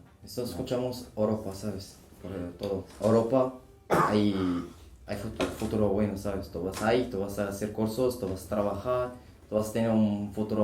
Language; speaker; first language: Spanish; non-native, learner; Arabic